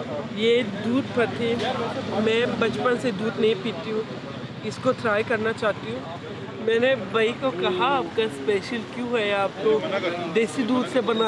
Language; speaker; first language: Hindi; non-native, learner; Turkish